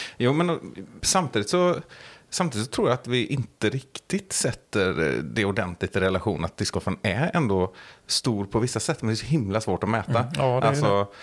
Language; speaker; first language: Swedish; native; Swedish